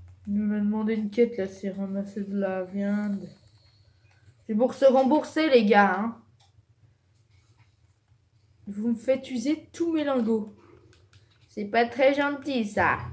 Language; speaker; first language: French; native; French